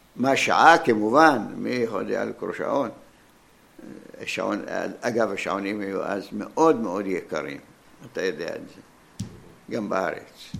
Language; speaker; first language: Hebrew; non-native, fluent; Arabic